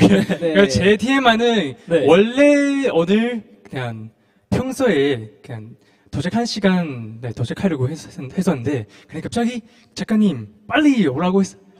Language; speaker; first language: Korean; non-native, learner; Chinese